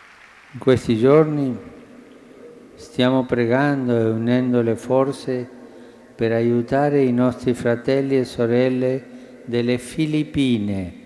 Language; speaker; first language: Italian; non-native, fluent; Spanish